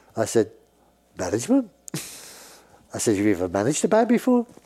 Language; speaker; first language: English; native; English